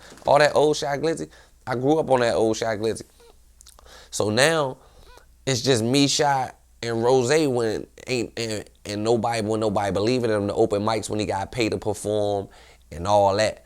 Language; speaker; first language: English; native; English